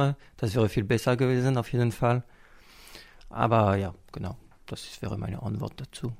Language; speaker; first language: German; non-native, fluent; French